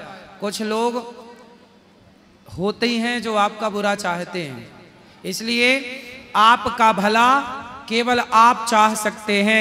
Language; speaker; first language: Hindi; native; Hindi